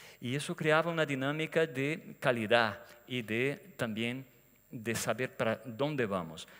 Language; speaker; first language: Spanish; non-native, fluent; Portuguese